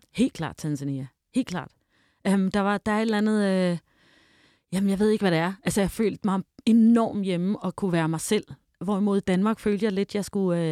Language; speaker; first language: Danish; early bilingual, heritage; Danish